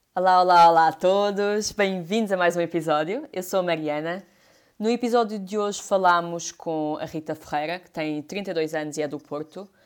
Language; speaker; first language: Portuguese; native; Portuguese